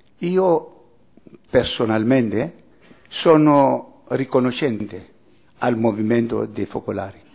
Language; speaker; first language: Italian; non-native, fluent; Greek